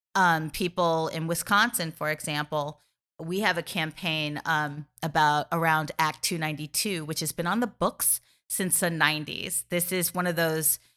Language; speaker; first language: English; native; English